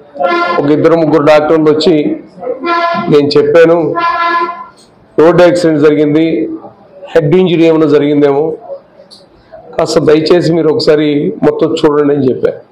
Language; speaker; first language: Telugu; native; Telugu